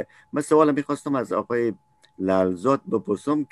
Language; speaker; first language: Persian; native; Persian